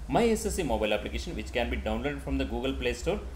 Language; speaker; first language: English; non-native, local second language; Kannada